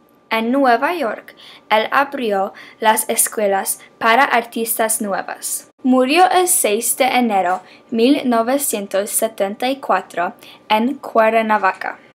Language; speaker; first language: Spanish; non-native, learner; English